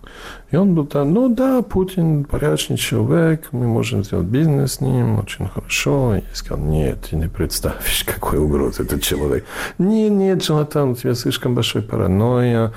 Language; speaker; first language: Russian; non-native, fluent; English